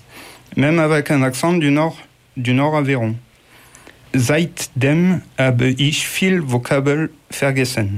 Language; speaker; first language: French; native; French